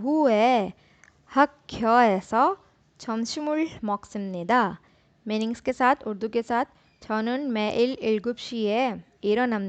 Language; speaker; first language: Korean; non-native, learner; Urdu